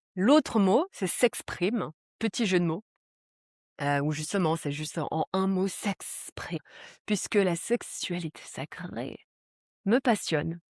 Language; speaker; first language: French; early bilingual, other home language; Portuguese